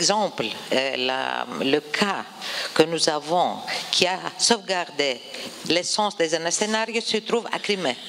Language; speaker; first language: French; non-native, fluent; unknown